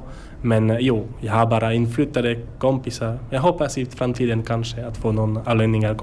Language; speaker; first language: Swedish; non-native, learner; French